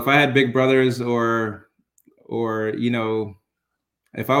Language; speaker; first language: English; early bilingual, other home language; Jamaican Creole English